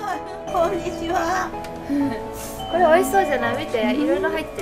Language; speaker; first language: Japanese; native; Japanese